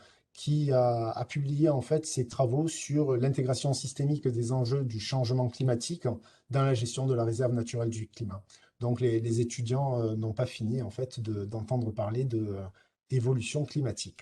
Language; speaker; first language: French; native; French